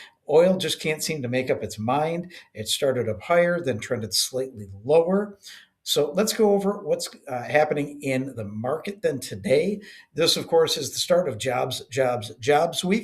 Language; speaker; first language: English; native; English